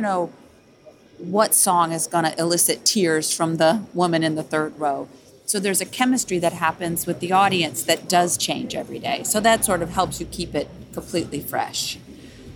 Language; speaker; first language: English; native; English